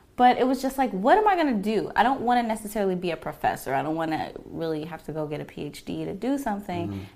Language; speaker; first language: English; native; English